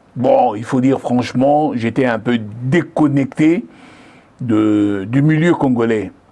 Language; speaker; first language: French; non-native, local second language; Lingala